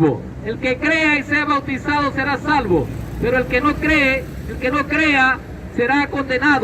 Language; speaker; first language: Spanish; native; Spanish